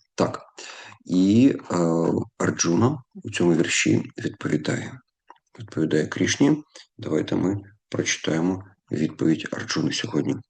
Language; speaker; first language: Ukrainian; non-native, local second language; Russian